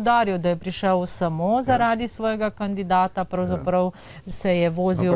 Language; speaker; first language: Slovenian; native; Slovenian